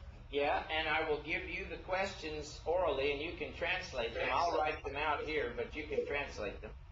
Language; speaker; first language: English; native; English